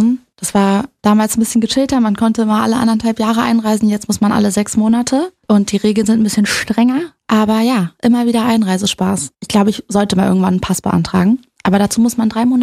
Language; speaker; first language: German; native; German